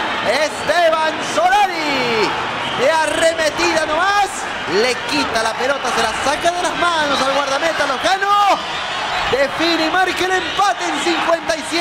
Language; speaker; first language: Spanish; native; Spanish